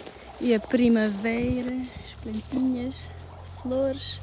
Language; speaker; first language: Portuguese; non-native, learner; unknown